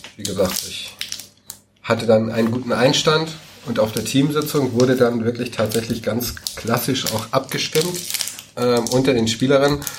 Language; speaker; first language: German; native; German